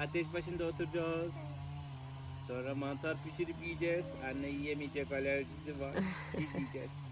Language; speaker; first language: Turkish; native; Turkish